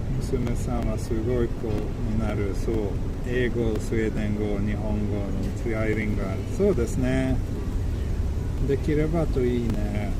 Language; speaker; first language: Japanese; non-native, fluent; Swedish